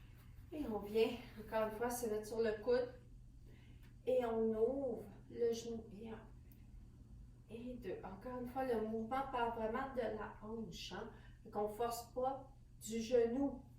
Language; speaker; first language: French; native; French